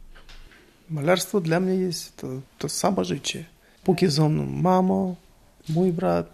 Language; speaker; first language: Polish; non-native, learner; Russian